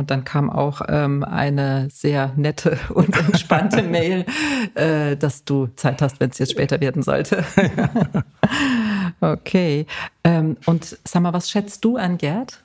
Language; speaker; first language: German; native; German